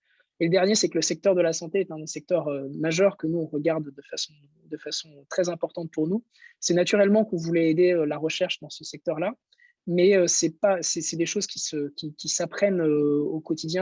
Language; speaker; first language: French; native; French